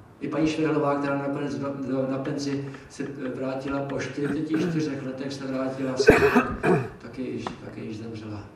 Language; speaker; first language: Czech; native; Czech